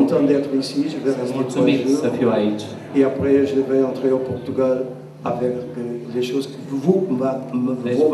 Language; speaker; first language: French; non-native, learner; Portuguese